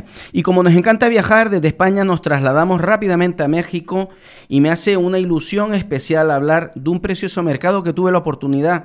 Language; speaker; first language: Spanish; native; Spanish